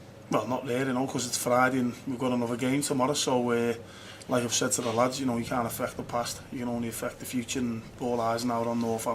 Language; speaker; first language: English; native; English